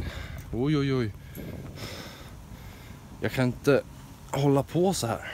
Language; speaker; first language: Swedish; native; Swedish